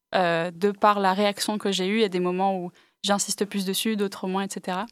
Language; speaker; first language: French; early bilingual, other home language; English